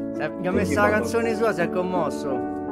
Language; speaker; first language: Italian; native; Italian